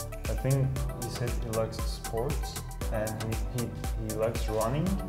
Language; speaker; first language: English; non-native, fluent; Persian